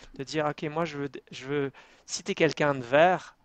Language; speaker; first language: French; native; French